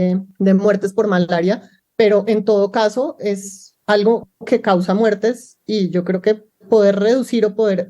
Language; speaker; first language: Spanish; native; Spanish